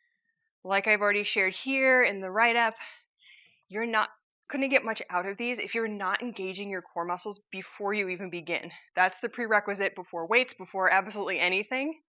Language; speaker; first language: English; native; English